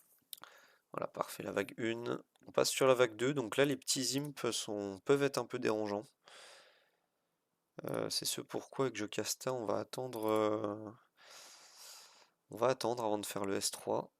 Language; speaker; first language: French; native; French